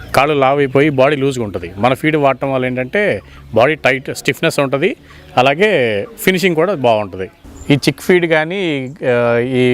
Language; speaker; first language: Telugu; native; Telugu